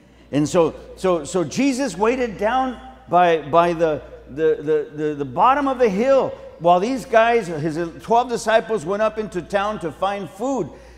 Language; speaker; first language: English; early bilingual, other home language; Spanish